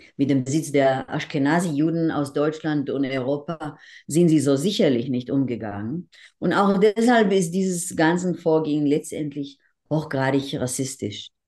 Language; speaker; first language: German; non-native, fluent; Hebrew